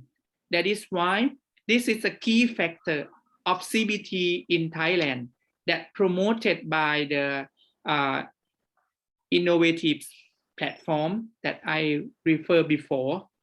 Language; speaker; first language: English; non-native, fluent; Thai